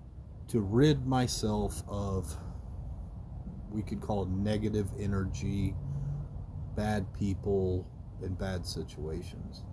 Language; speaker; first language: English; native; English